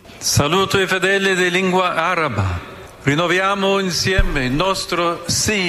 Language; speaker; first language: Italian; non-native, fluent; English